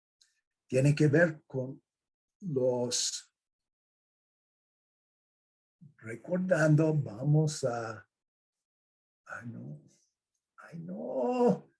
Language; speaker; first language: Spanish; non-native, fluent; English